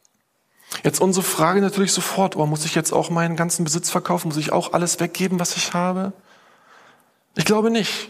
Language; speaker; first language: German; native; German